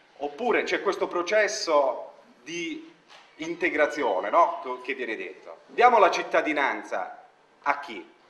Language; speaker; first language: Italian; non-native, fluent; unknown